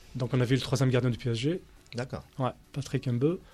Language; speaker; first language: French; native; French